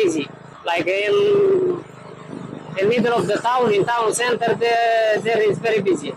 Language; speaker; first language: English; non-native, learner; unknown